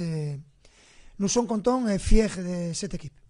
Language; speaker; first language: French; non-native, fluent; Spanish